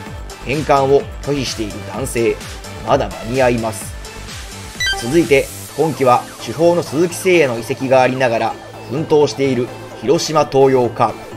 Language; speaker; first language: Japanese; native; Japanese